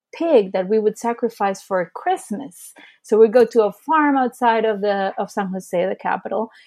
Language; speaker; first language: English; early bilingual, other home language; Spanish